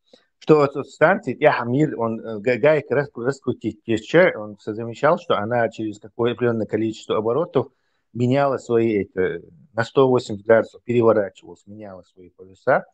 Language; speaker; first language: Russian; non-native, local second language; Chechen